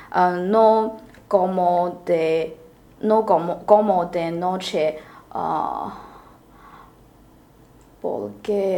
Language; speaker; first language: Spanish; non-native, learner; Chinese